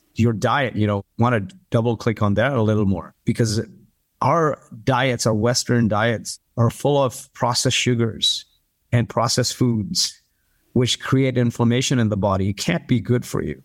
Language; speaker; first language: English; early bilingual, other home language; Arabic